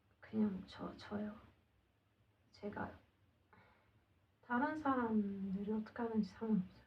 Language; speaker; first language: Korean; non-native, learner; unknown